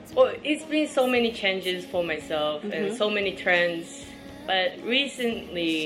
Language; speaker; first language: English; non-native, fluent; Japanese